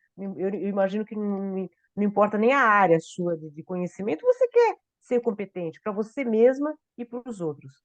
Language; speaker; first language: Portuguese; native; Portuguese